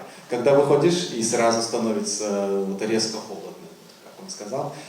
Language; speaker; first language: Russian; native; Russian